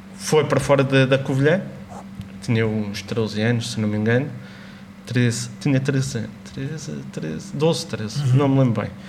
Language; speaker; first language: Portuguese; native; Portuguese